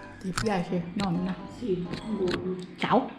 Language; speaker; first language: Italian; non-native, learner; Thai